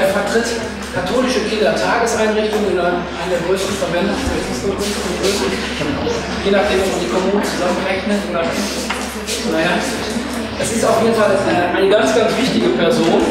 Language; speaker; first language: German; native; German